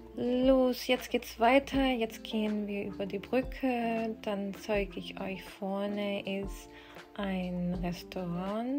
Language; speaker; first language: German; non-native, fluent; Urdu